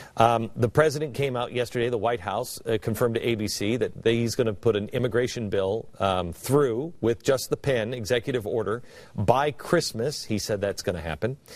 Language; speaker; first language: English; native; English